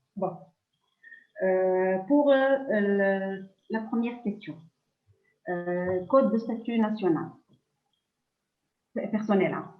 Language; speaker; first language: French; non-native, local second language; Arabic